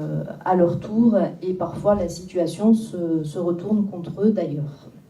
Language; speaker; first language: French; native; French